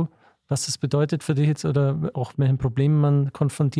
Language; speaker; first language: German; native; German